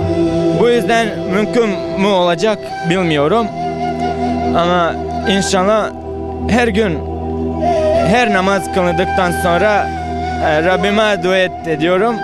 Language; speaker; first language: Turkish; non-native, learner; Bosnian